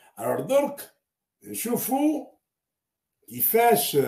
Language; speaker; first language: French; non-native, local second language; Arabic